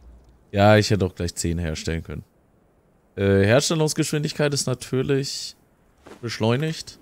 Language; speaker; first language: German; native; German